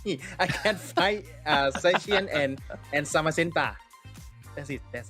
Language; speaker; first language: English; non-native, learner; Thai